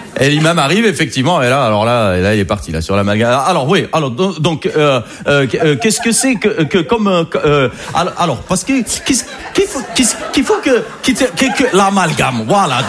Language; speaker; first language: French; native; French